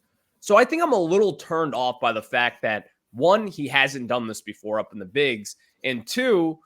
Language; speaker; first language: English; native; English